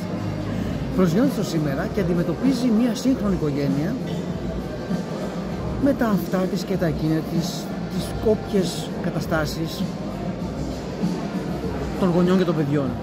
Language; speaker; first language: Greek; native; Greek